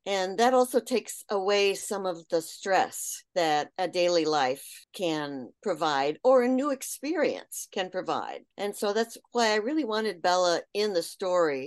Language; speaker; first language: English; native; English